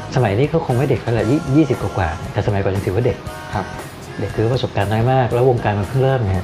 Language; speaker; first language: Thai; native; Thai